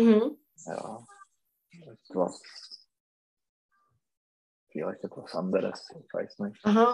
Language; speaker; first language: German; non-native, learner; Czech